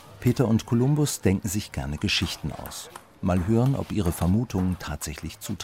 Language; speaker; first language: German; native; German